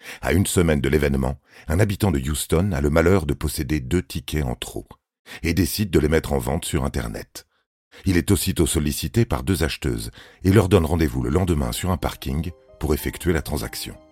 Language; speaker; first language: French; native; French